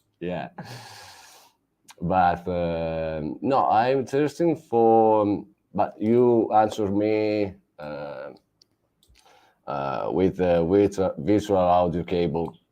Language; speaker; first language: English; non-native, learner; Italian